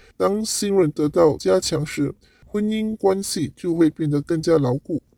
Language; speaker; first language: Chinese; non-native, local second language; Cantonese